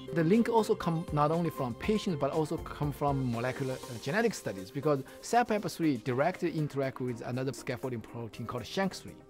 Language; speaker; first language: English; non-native, fluent; Chinese